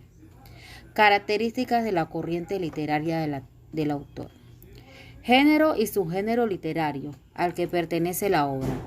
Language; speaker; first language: Spanish; native; Spanish